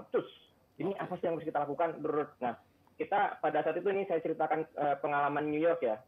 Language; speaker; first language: Indonesian; native; Indonesian